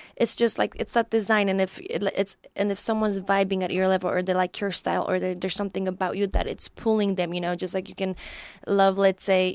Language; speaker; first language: English; early bilingual, other home language; Polish